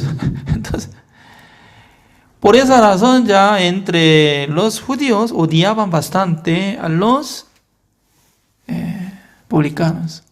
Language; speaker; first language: Spanish; non-native, fluent; Korean